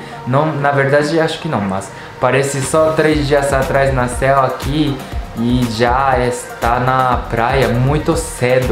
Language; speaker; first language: Portuguese; non-native, learner; Japanese